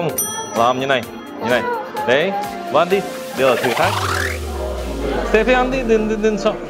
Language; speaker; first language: Vietnamese; non-native, learner; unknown